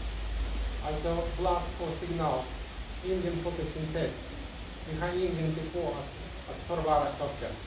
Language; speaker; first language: Swedish; non-native, learner; Russian